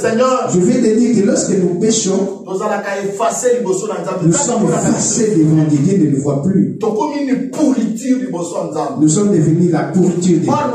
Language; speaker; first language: French; non-native, local second language; Lingala